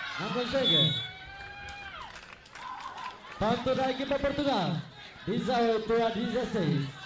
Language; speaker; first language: Portuguese; non-native, local second language; Tetum